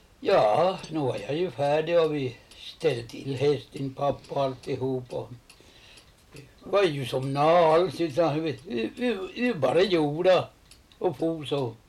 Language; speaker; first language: Swedish; native; Swedish